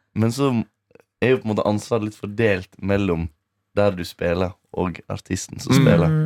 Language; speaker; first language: Norwegian; native; Norwegian